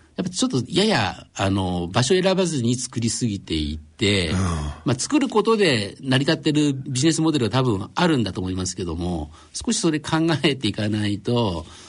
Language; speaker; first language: Japanese; native; Japanese